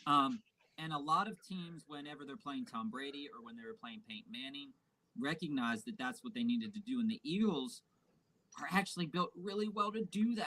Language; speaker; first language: English; native; English